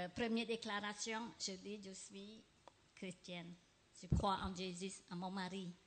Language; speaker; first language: French; non-native, learner; Khmer